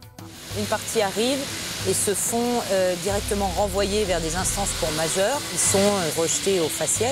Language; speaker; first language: French; native; French